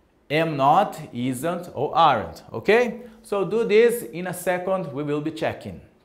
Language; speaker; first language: English; non-native, fluent; Portuguese